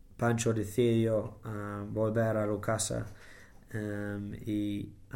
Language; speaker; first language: Spanish; non-native, learner; English